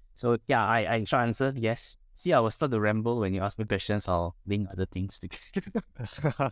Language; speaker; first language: English; non-native, local second language; Min Nan Chinese